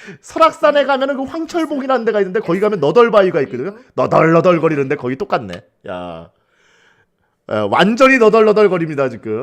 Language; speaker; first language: Korean; native; Korean